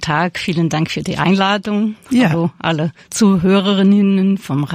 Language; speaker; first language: German; non-native, fluent; Portuguese